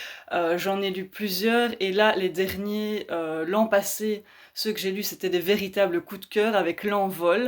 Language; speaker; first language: French; native; French